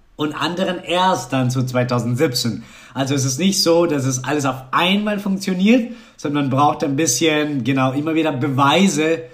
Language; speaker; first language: German; non-native, fluent; Spanish